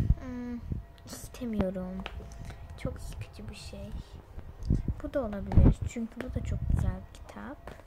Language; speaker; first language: Turkish; early bilingual, heritage; Turkish